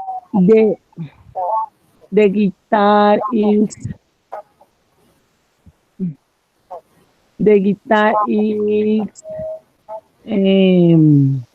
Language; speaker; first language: English; non-native, learner; Spanish